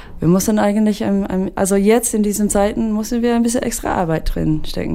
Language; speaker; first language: German; non-native, fluent; English